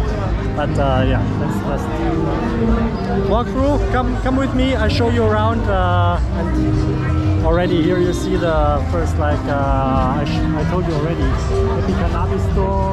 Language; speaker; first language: English; non-native, fluent; German